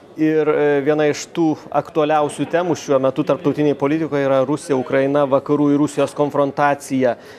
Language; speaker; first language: Lithuanian; native; Lithuanian